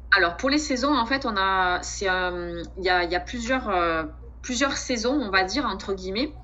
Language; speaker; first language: French; native; French